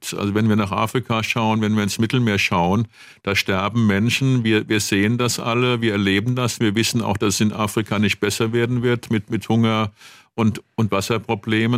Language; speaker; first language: German; native; German